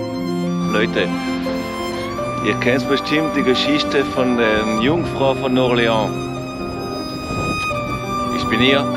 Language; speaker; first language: German; non-native, fluent; French